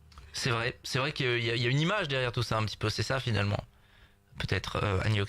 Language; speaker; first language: French; native; French